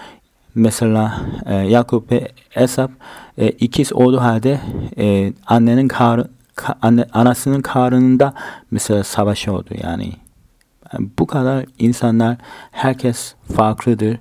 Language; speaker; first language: Turkish; non-native, fluent; Korean